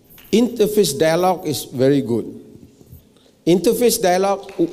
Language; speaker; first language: English; non-native, local second language; Malay